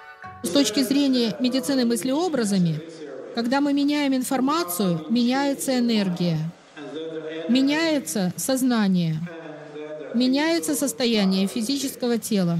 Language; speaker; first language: Russian; native; Russian